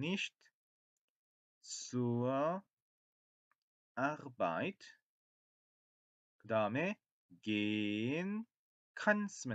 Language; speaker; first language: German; non-native, fluent; Korean